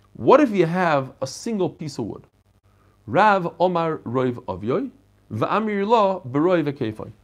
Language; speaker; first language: English; non-native, fluent; Hebrew